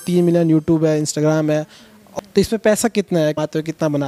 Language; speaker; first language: Hindi; native; Hindi